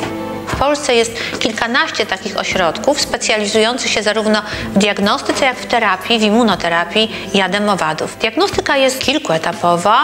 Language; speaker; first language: Polish; native; Polish